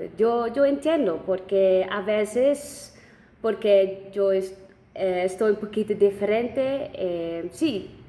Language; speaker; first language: Spanish; non-native, learner; Dutch